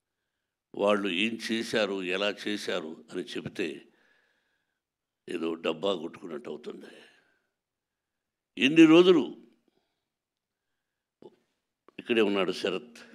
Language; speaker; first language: Telugu; native; Telugu